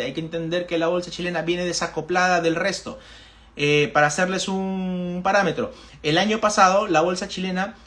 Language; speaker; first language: Spanish; native; Spanish